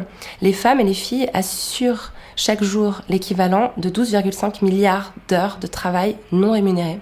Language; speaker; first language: French; native; French